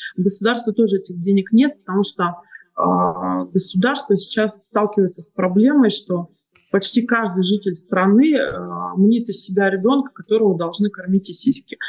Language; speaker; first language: Russian; native; Russian